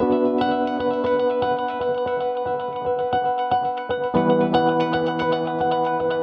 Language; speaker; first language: English; native; English